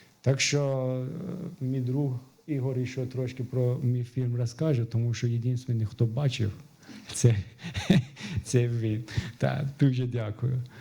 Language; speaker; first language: Ukrainian; non-native, fluent; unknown